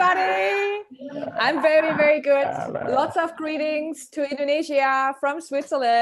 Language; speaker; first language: English; non-native, fluent; German